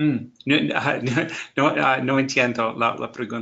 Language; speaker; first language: Spanish; non-native, learner; English